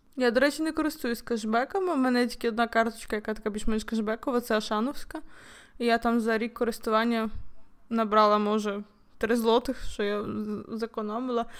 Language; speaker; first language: Ukrainian; native; Ukrainian